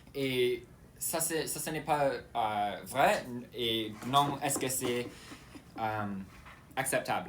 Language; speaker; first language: French; non-native, local second language; English